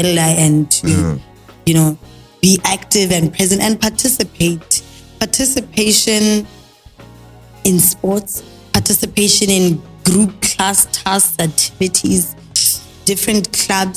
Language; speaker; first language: English; non-native, local second language; Tswana